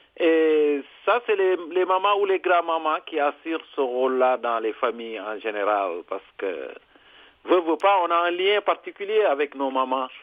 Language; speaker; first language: French; non-native, local second language; Serer